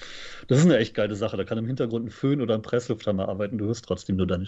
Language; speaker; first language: German; native; German